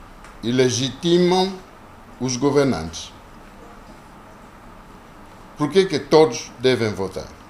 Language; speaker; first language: Portuguese; non-native, local second language; Kongo